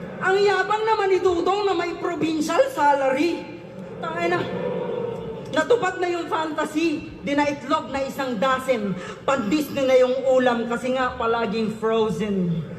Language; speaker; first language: Filipino; native; Filipino